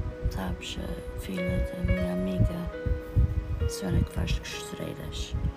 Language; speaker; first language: Portuguese; early bilingual, heritage; Portuguese